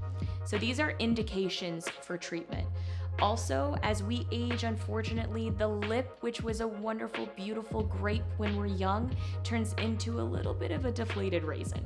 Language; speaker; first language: English; native; English